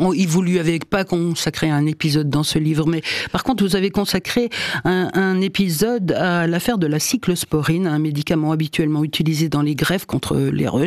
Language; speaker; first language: French; native; French